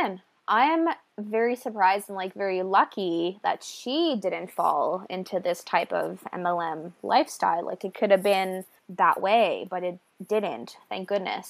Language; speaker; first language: English; native; English